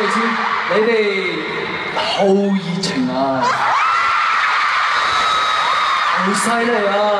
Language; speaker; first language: Cantonese; non-native, learner; Chinese